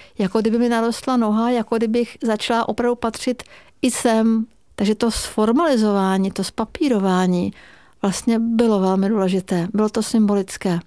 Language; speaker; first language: Czech; non-native, fluent; Hungarian